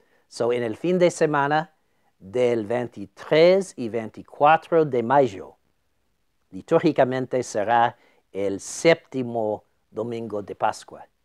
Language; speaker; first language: Spanish; non-native, fluent; English